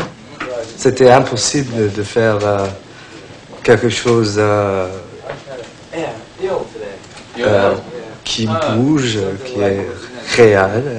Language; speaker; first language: French; non-native, learner; English